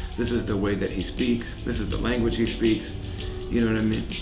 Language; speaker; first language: English; native; English